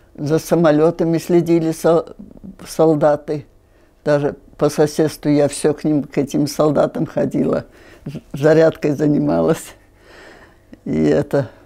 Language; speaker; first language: Russian; non-native, local second language; Finnish